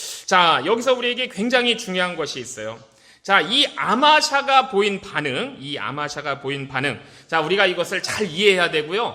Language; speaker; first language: Korean; native; Korean